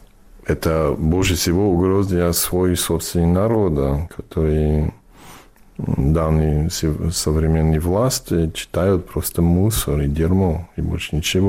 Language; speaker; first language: Russian; non-native, fluent; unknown